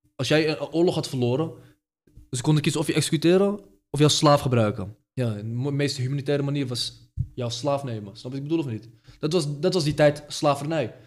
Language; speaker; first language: Dutch; early bilingual, other home language; Arabic